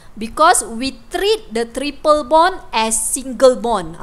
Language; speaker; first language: English; non-native, local second language; Malay